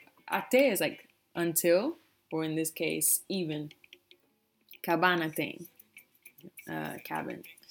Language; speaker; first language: English; native; English